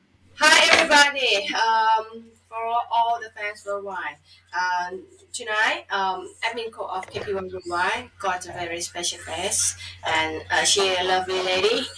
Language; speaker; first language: English; non-native, fluent; Thai